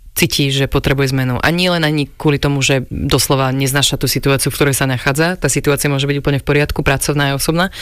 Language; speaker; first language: Slovak; early bilingual, other home language; English